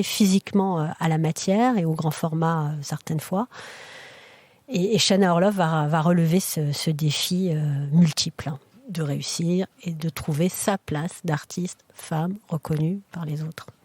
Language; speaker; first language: French; native; French